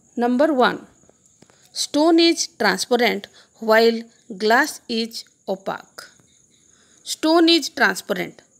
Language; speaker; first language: English; non-native, local second language; Odia